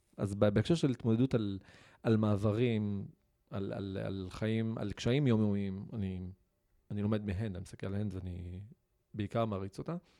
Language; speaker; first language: Hebrew; non-native, local second language; Arabic